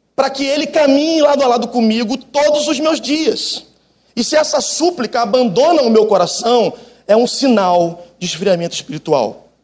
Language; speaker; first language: Portuguese; native; Portuguese